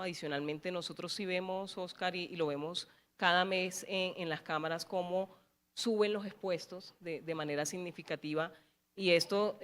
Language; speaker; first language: Spanish; native; Spanish